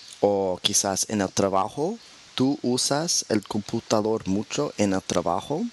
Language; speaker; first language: Spanish; non-native, fluent; English